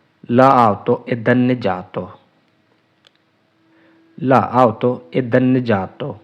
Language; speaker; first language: Italian; non-native, learner; Urdu